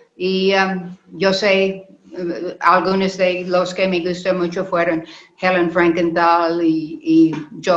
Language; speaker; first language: Spanish; non-native, learner; English